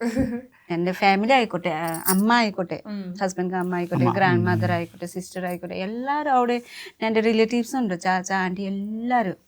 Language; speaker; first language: Malayalam; non-native, fluent; Nepali